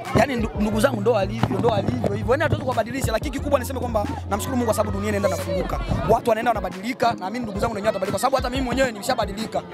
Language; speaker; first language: Swahili; non-native, local second language; Bembe